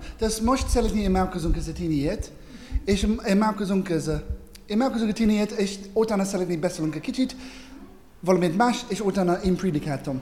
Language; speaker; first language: Hungarian; non-native, learner; English